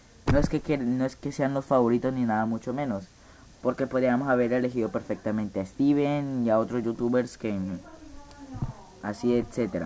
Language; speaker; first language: Spanish; native; Spanish